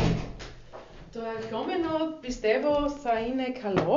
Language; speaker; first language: Greek; non-native, learner; German